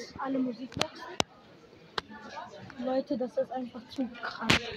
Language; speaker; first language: German; early bilingual, other home language; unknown